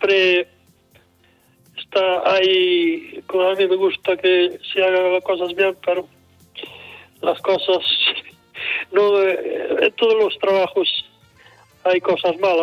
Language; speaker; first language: Spanish; non-native, local second language; Galician